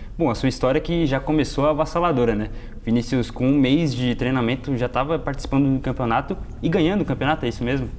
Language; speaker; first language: Portuguese; native; Portuguese